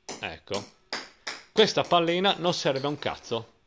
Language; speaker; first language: Italian; native; Italian